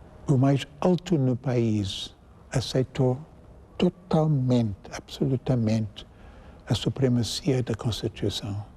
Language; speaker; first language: Portuguese; non-native, fluent; English